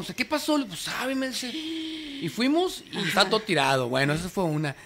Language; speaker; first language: Spanish; native; Spanish